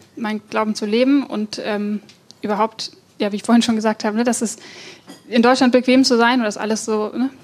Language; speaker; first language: German; native; German